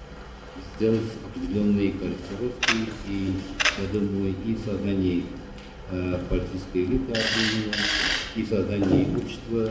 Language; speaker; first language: Russian; non-native, fluent; Armenian